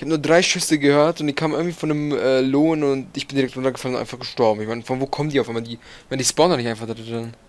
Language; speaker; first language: German; native; German